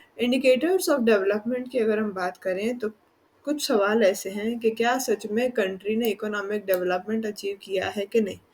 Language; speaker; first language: Hindi; non-native, local second language; Gujarati